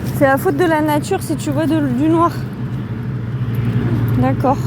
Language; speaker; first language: French; native; French